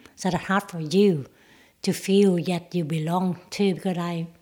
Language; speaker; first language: English; non-native, learner; Vietnamese